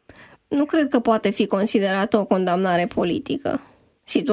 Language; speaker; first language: Romanian; native; Romanian